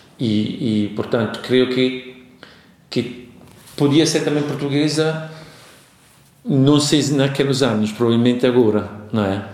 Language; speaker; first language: Portuguese; non-native, fluent; Italian